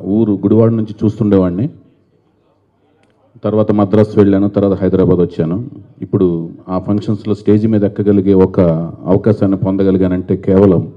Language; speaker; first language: Telugu; native; Telugu